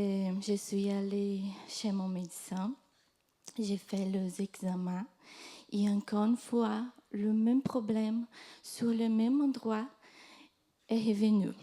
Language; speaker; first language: French; non-native, fluent; Portuguese